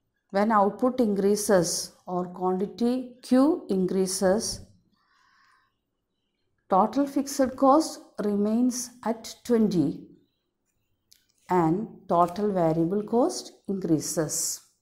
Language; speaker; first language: English; non-native, local second language; Malayalam